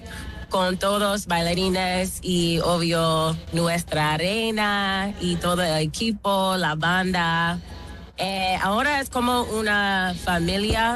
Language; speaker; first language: Spanish; non-native, learner; English